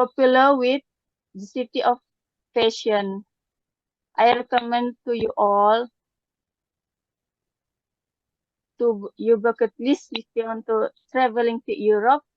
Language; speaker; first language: English; non-native, learner; Malay